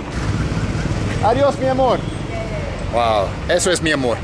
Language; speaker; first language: Spanish; non-native, learner; English